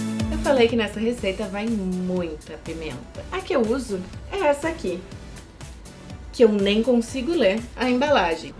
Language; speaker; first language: Portuguese; native; Portuguese